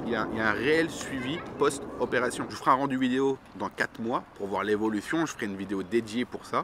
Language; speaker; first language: French; native; French